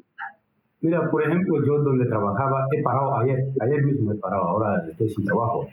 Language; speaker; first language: Spanish; non-native, learner; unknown